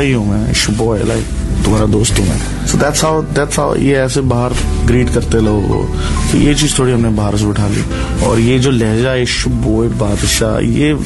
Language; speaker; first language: Hindi; native; Hindi